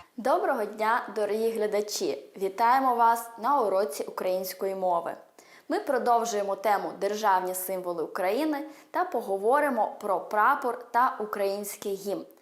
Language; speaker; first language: Ukrainian; early bilingual, heritage; Ukrainian